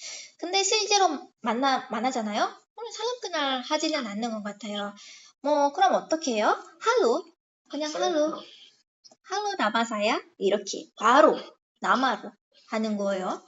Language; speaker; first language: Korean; non-native, fluent; Indonesian